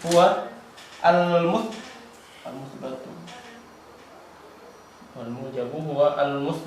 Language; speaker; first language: Arabic; non-native, learner; Indonesian